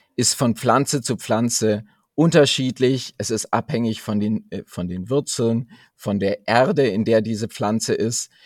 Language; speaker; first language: German; native; German